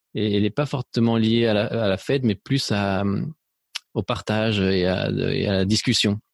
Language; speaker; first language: French; early bilingual, other home language; Spanish